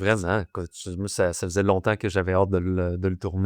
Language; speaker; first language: French; native; French